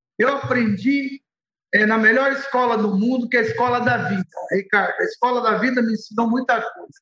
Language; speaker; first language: Portuguese; early bilingual, other home language; Arabic